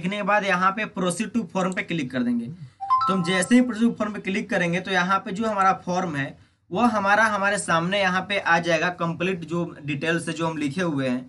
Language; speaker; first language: Hindi; native; Hindi